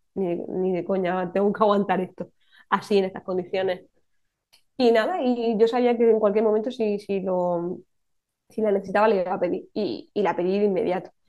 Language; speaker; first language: Spanish; native; Spanish